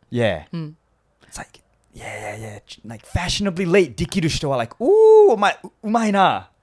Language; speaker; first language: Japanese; non-native, fluent; English